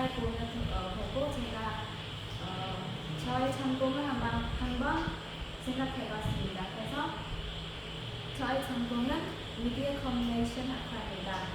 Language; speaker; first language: Korean; non-native, fluent; Khmer